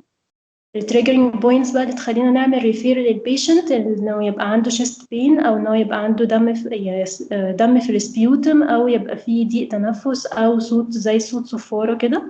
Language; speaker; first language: Arabic; native; Arabic